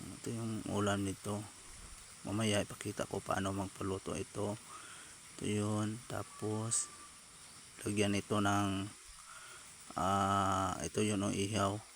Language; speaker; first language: Filipino; non-native, local second language; Cebuano